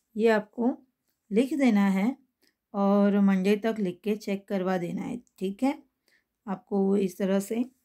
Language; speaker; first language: Hindi; non-native, local second language; Gujarati